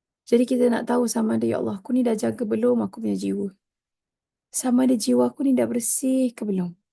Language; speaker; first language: Malay; native; Malay